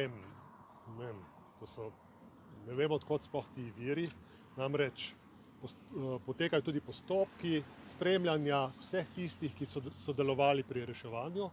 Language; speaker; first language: Slovenian; native; Slovenian